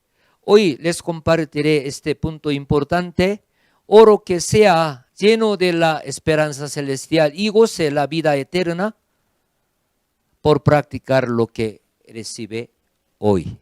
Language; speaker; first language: Spanish; non-native, fluent; Korean